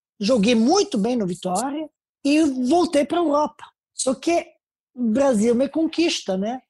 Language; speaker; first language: Portuguese; non-native, fluent; Serbian